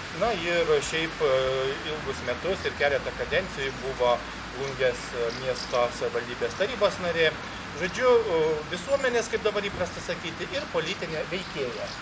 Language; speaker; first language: Lithuanian; native; Lithuanian